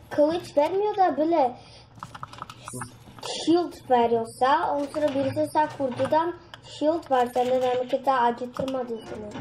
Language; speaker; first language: Turkish; early bilingual, heritage; Turkish